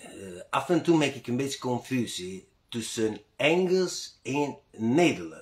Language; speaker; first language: Dutch; non-native, learner; Italian